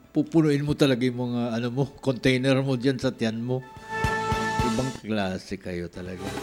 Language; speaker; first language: Filipino; non-native, local second language; Cebuano